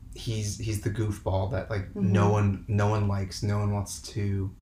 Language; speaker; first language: English; native; English